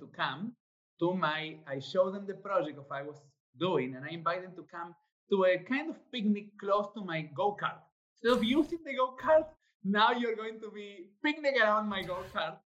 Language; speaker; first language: English; non-native, fluent; Spanish